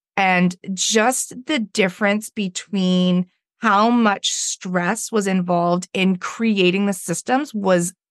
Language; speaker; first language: English; native; English